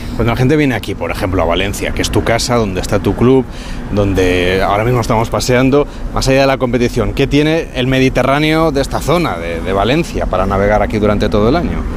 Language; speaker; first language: Spanish; native; Spanish